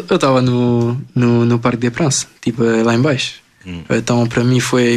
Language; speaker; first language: Portuguese; early bilingual, other home language; French